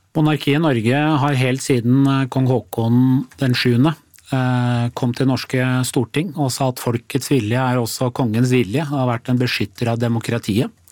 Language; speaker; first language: Norwegian; early bilingual, other home language; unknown